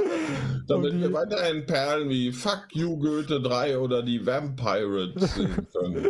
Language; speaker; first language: German; native; German